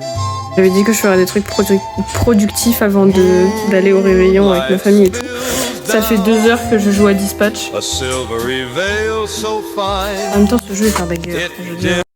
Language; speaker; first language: French; native; French